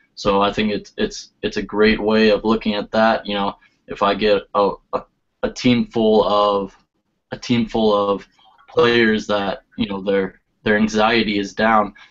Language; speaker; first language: English; native; English